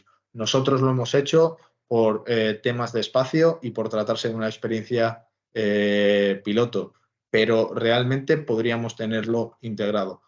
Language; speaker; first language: Spanish; native; Spanish